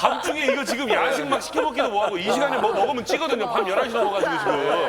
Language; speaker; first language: Korean; native; Korean